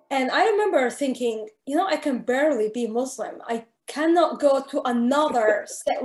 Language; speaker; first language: English; non-native, fluent; Arabic